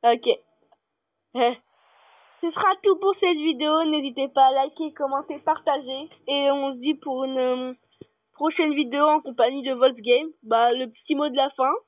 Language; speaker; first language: French; native; French